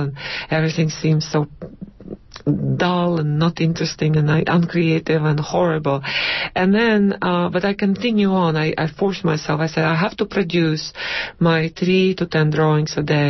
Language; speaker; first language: English; non-native, fluent; Latvian